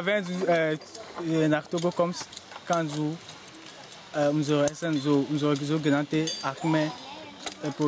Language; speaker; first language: German; non-native, learner; French